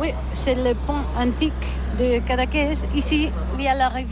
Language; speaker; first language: French; non-native, learner; Catalan